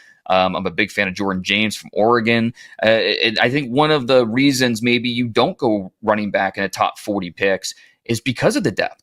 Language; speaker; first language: English; native; English